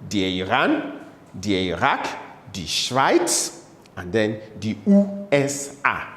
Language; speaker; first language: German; non-native, learner; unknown